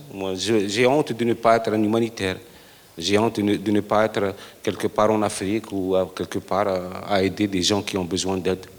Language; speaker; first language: French; non-native, local second language; Arabic